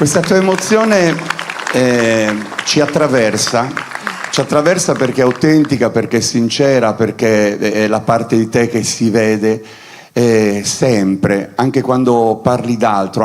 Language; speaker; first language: Italian; native; Italian